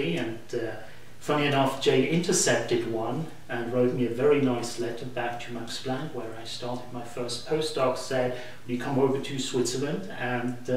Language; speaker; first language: English; non-native, fluent; German